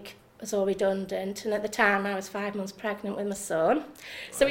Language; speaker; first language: English; native; English